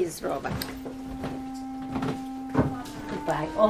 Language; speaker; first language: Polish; non-native, local second language; Yiddish